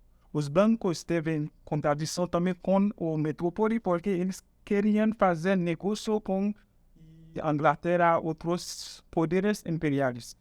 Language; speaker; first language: Portuguese; non-native, fluent; Haitian Creole